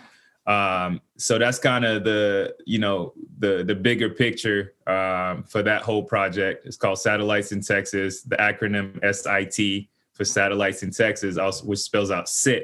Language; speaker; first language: English; native; English